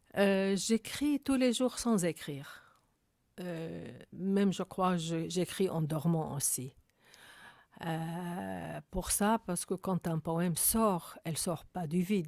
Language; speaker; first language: French; non-native, fluent; Arabic